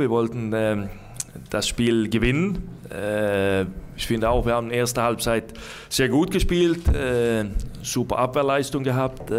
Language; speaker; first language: German; non-native, fluent; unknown